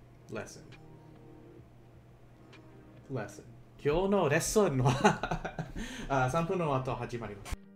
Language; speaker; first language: Japanese; non-native, fluent; English